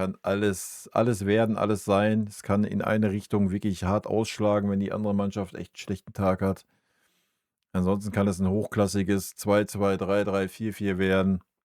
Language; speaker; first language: German; native; German